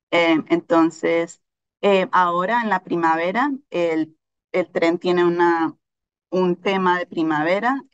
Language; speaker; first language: Spanish; early bilingual, heritage; Spanish